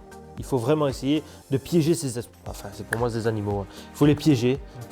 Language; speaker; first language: French; native; French